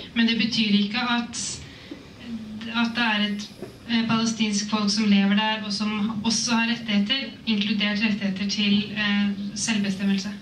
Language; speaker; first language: Norwegian; native; Norwegian